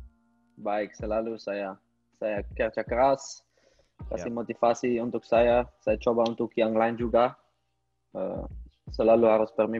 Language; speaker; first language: Indonesian; non-native, learner; Dutch